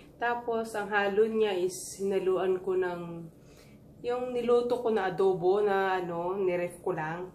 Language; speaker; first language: Filipino; non-native, local second language; Cebuano